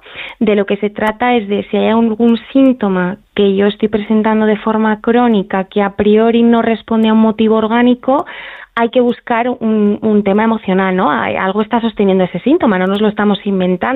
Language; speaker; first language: Spanish; native; Spanish